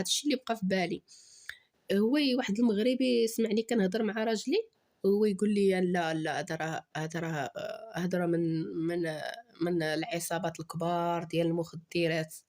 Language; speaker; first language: Arabic; native; Arabic